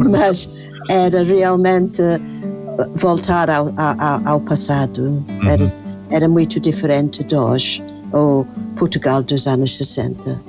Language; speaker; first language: Portuguese; non-native, fluent; English